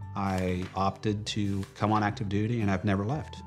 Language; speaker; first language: English; native; English